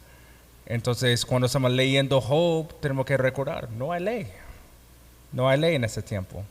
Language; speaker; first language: Spanish; non-native, fluent; English